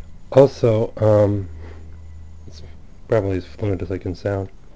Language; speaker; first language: English; native; English